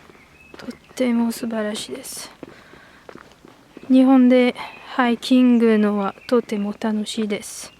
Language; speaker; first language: Japanese; non-native, learner; French